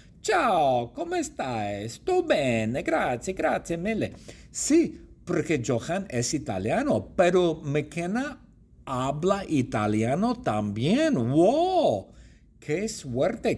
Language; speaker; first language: Spanish; non-native, fluent; English